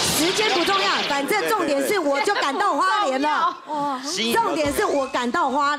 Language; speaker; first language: Chinese; native; Chinese